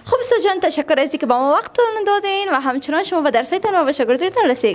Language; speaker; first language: Persian; native; Persian